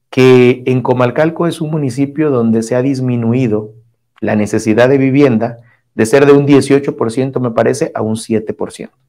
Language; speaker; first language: Spanish; native; Spanish